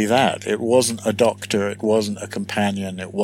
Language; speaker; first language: English; native; English